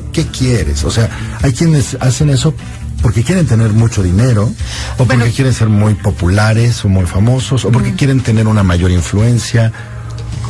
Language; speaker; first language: Spanish; native; Spanish